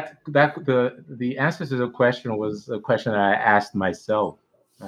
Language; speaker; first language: English; non-native, local second language; Igbo